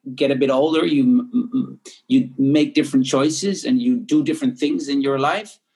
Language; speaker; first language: English; non-native, fluent; Dutch